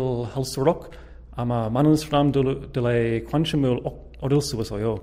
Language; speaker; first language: Korean; non-native, fluent; English